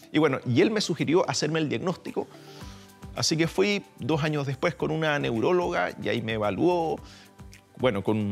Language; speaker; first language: Spanish; native; Spanish